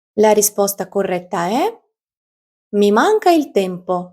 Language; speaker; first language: Italian; non-native, fluent; Ukrainian